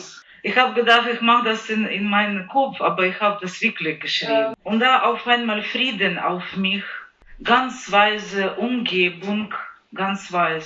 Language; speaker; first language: German; non-native, learner; Ukrainian